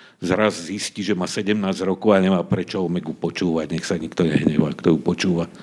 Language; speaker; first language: Slovak; native; Slovak